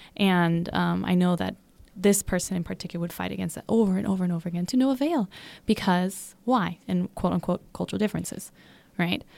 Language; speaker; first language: English; native; English